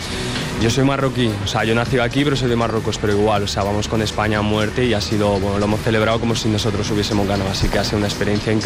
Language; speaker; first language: Spanish; native; Spanish